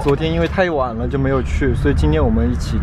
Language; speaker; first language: Chinese; native; Chinese